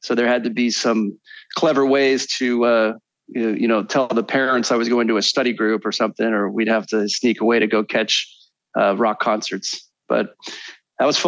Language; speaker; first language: English; native; English